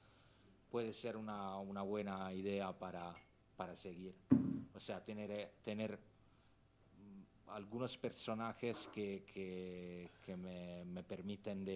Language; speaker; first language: Spanish; non-native, fluent; Italian